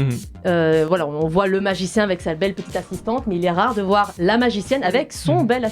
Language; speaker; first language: French; native; French